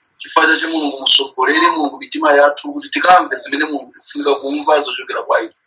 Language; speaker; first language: Nyanja; native; Nyanja